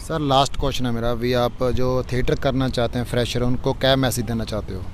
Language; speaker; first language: Hindi; non-native, local second language; Punjabi